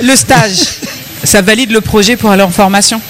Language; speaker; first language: French; native; French